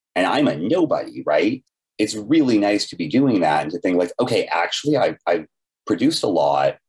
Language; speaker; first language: English; native; English